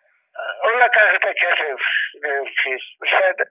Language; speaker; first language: Hebrew; non-native, fluent; Yiddish